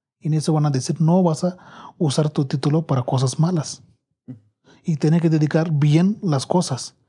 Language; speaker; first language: Spanish; non-native, learner; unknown